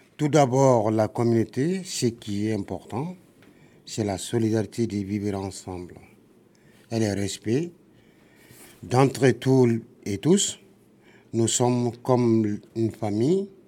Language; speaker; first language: French; non-native, local second language; Bambara